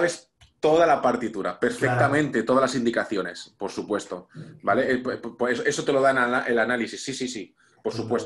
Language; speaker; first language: Spanish; native; Spanish